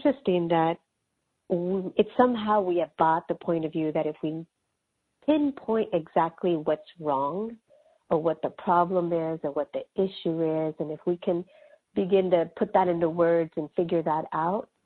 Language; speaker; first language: English; early bilingual, other home language; Spanish